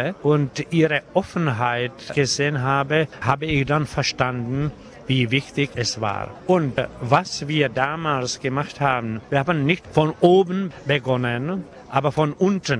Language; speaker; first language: German; non-native, fluent; Czech